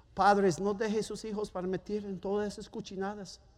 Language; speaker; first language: Spanish; non-native, fluent; German